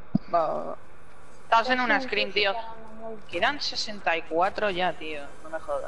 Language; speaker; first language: Spanish; early bilingual, heritage; Spanish